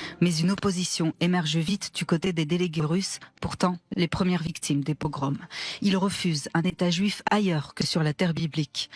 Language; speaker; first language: French; native; French